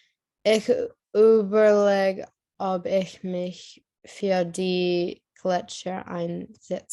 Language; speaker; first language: German; non-native, learner; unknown